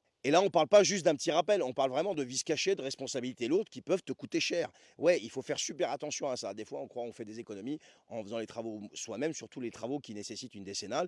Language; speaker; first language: French; native; French